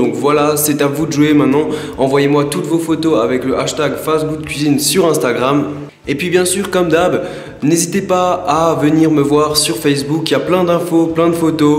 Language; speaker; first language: French; native; French